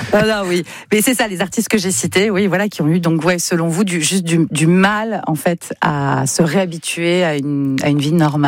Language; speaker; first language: French; native; French